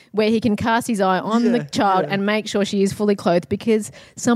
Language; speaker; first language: English; native; English